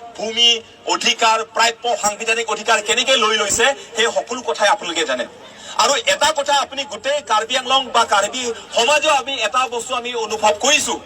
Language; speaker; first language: Assamese; non-native, local second language; Karbi